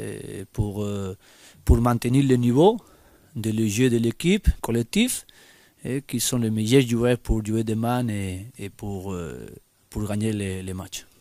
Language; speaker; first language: French; non-native, fluent; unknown